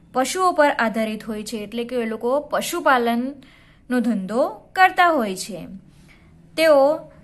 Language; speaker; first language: Gujarati; native; Gujarati